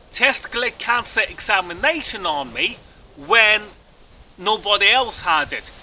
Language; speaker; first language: English; native; English